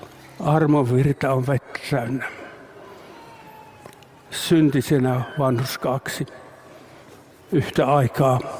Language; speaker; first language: Finnish; native; Finnish